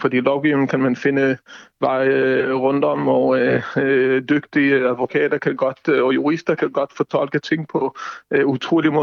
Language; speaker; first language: Danish; non-native, fluent; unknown